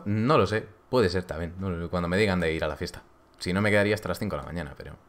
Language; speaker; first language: Spanish; native; Spanish